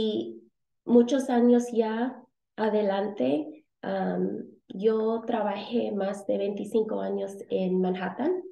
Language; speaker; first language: Spanish; early bilingual, heritage; Spanish